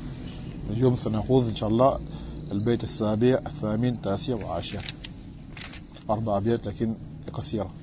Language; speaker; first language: Arabic; non-native, fluent; French